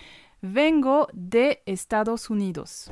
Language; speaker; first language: Spanish; non-native, fluent; French